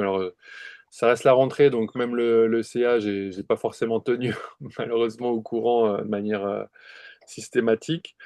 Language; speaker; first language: French; native; French